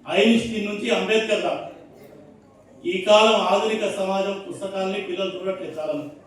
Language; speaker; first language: Telugu; native; Telugu